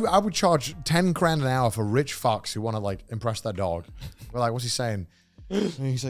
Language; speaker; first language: English; native; English